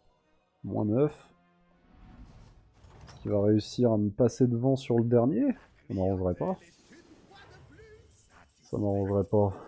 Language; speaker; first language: French; native; French